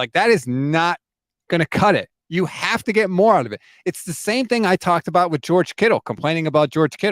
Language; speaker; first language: English; native; English